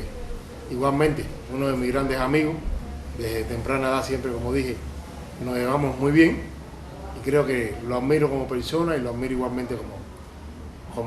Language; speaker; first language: Spanish; native; Spanish